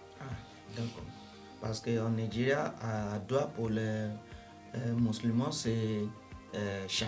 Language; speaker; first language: French; non-native, learner; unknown